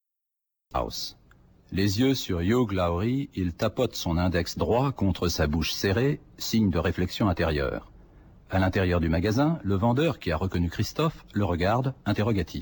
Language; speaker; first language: French; native; French